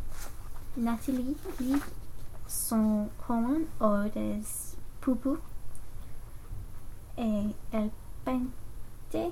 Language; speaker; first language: French; non-native, learner; English